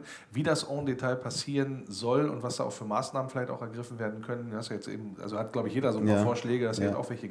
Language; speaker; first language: German; native; German